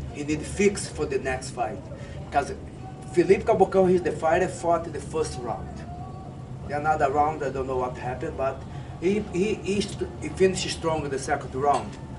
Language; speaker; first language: English; non-native, fluent; Portuguese